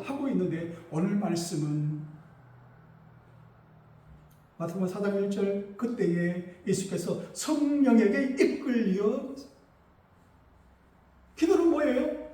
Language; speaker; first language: Korean; native; Korean